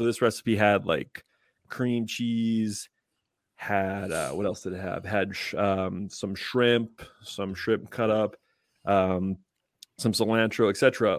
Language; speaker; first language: English; native; English